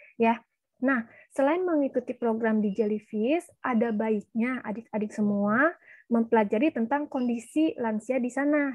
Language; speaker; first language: Indonesian; native; Indonesian